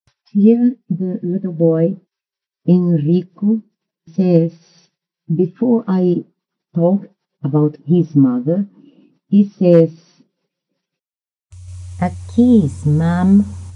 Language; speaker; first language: English; non-native, fluent; Portuguese